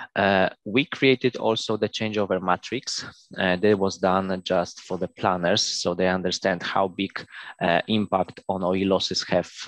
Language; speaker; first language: English; non-native, fluent; Polish